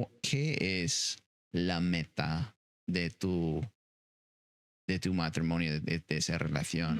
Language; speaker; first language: Spanish; non-native, fluent; English